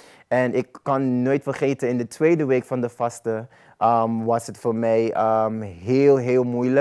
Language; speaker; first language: Dutch; non-native, local second language; Papiamento